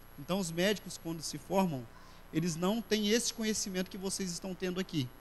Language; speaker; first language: Portuguese; native; Portuguese